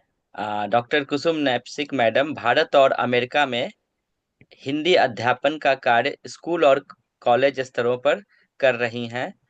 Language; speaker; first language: Hindi; native; Hindi